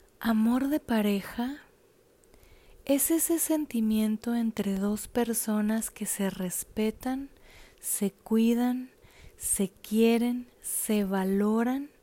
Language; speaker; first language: Spanish; native; Spanish